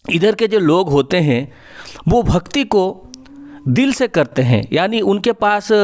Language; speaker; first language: Hindi; non-native, local second language; Odia